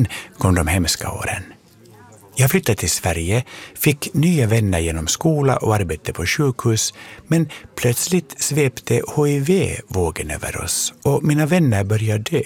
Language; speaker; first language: Swedish; native; Swedish